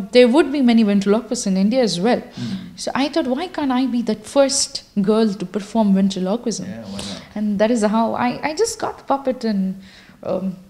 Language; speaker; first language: English; non-native, local second language; Kannada